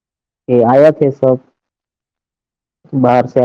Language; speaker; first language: Hindi; native; Hindi